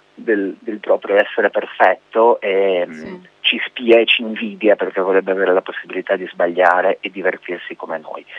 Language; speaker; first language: Italian; native; Italian